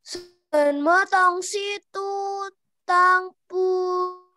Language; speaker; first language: Chinese; non-native, learner; Indonesian